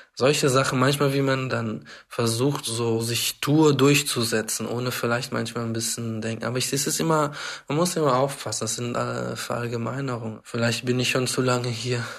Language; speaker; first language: German; early bilingual, heritage; German